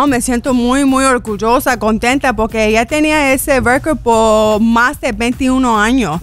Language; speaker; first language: Spanish; early bilingual, heritage; English